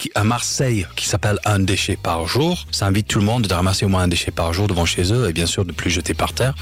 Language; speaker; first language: French; non-native, fluent; English